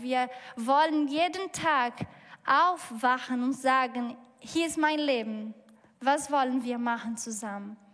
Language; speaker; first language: German; non-native, learner; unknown